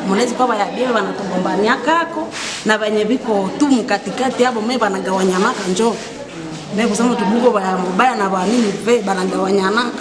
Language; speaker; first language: Swahili; non-native, local second language; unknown